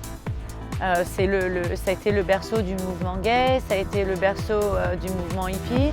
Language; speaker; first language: French; native; French